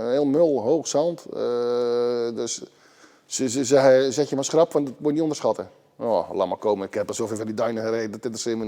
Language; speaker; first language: Dutch; native; Dutch